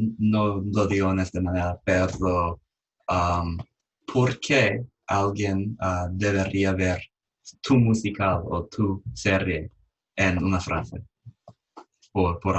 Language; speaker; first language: Spanish; non-native, fluent; English